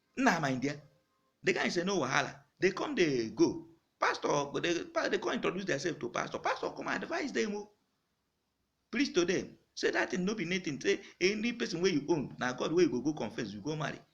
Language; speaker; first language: Nigerian Pidgin; non-native, local second language; Igbo